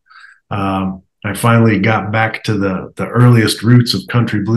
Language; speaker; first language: English; native; English